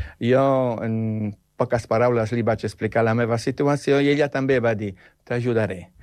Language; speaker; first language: Catalan; non-native, fluent; Polish